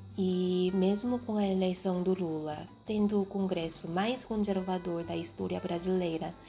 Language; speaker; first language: Portuguese; non-native, fluent; Korean